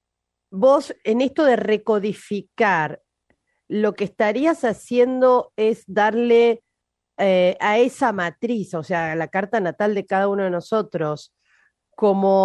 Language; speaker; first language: Spanish; native; Spanish